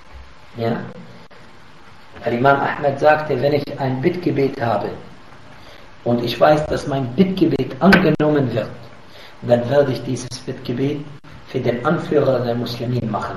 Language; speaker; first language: German; non-native, fluent; Arabic